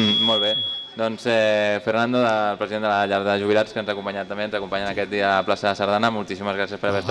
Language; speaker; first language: Catalan; native; Catalan